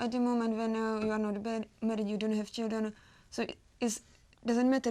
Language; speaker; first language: English; non-native, learner; Czech